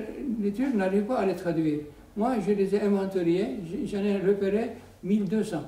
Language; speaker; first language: French; non-native, fluent; Turkish